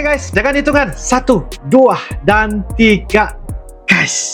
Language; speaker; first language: Indonesian; non-native, local second language; Malay